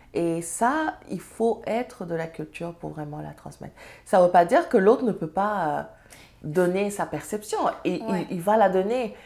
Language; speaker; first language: French; non-native, local second language; Serer